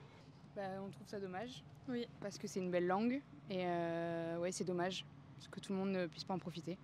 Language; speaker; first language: French; native; French